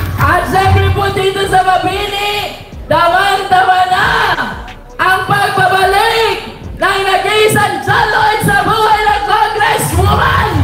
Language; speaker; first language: Filipino; native; Filipino